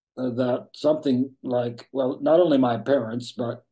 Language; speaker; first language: English; native; English